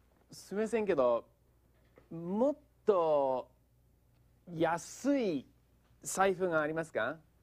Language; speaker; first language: Japanese; non-native, fluent; English